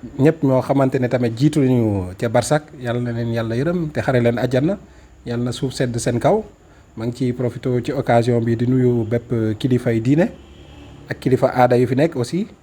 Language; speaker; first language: Wolof; non-native, fluent; Fula